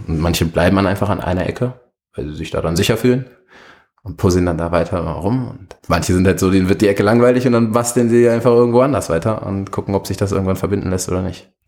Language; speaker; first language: German; early bilingual, other home language; Arabic